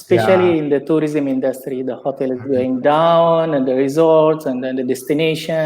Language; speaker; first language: English; non-native, learner; Indonesian